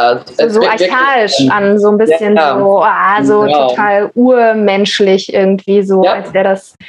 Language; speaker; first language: German; native; German